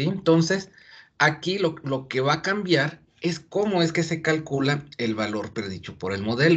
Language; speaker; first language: Spanish; native; Spanish